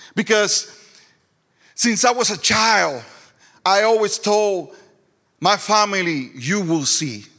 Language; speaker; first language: English; non-native, fluent; Spanish